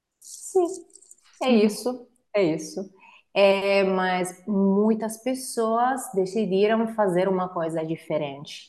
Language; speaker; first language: Portuguese; non-native, fluent; Italian